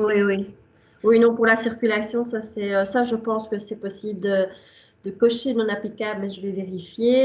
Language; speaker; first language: French; native; French